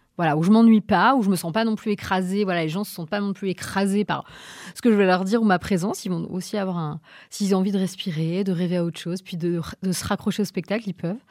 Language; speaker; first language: French; native; French